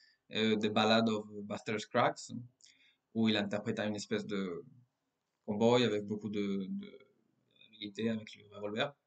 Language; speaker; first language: French; non-native, fluent; Spanish